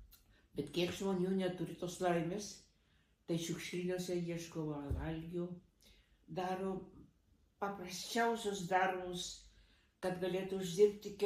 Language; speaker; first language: Lithuanian; early bilingual, heritage; Lithuanian